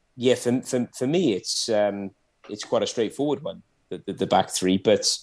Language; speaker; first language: English; native; English